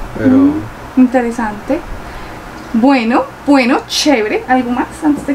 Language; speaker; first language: Spanish; native; Spanish